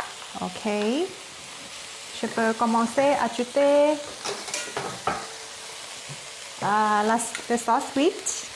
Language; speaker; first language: French; non-native, learner; Thai